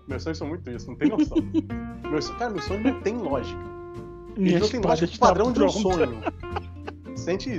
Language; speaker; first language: Portuguese; native; Portuguese